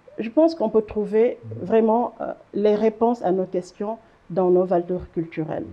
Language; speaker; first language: French; non-native, local second language; Wolof